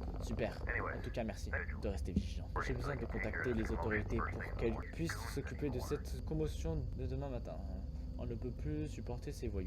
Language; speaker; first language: French; native; French